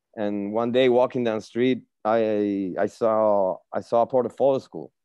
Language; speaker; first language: English; non-native, fluent; Spanish